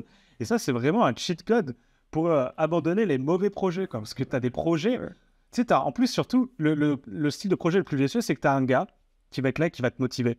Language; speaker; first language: French; native; French